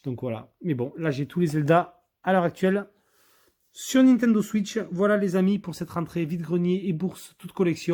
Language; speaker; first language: French; native; French